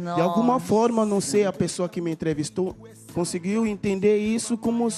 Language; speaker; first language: Portuguese; non-native, fluent; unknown